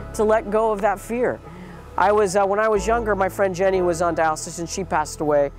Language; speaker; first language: English; native; English